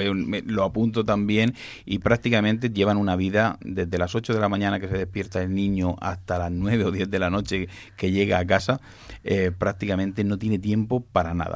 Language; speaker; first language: Spanish; native; Spanish